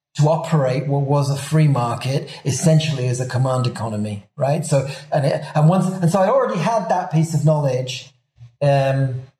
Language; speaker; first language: English; native; English